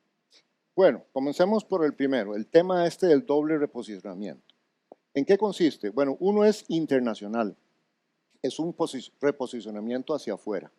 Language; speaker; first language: Spanish; native; Spanish